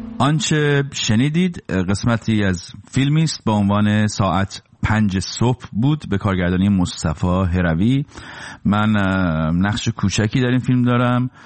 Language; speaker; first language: Persian; native; Persian